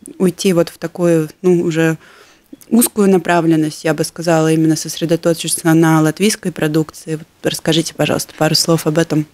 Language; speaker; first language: Russian; native; Russian